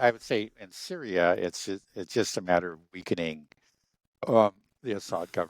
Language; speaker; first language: English; native; English